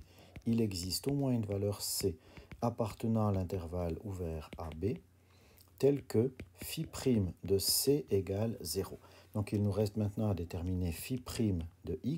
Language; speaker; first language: French; native; French